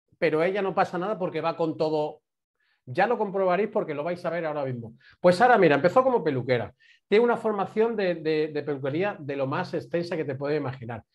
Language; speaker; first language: Spanish; native; Spanish